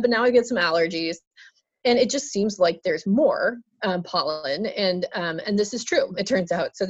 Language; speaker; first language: English; native; English